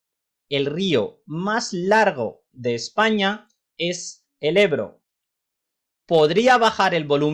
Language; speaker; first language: Spanish; non-native, fluent; Urdu